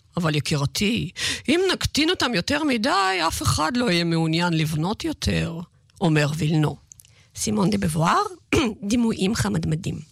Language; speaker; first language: Hebrew; non-native, fluent; Russian